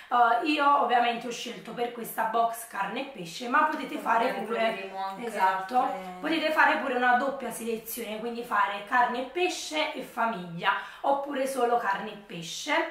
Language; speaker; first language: Italian; native; Italian